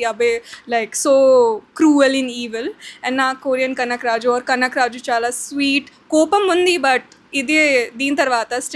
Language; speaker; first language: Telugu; non-native, learner; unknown